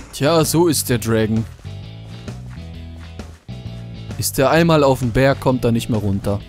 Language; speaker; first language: German; native; German